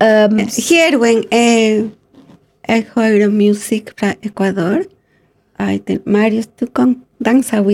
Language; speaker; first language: English; non-native, learner; Spanish